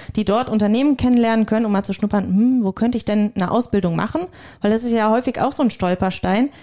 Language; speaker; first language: German; native; German